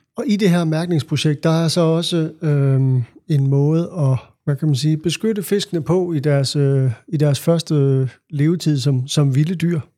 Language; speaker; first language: Danish; native; Danish